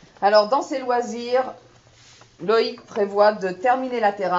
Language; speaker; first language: French; native; French